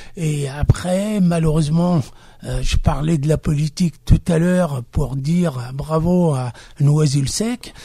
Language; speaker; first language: French; non-native, local second language; Kabyle